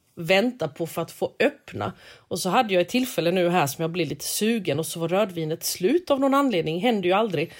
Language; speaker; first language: Swedish; early bilingual, other home language; Korean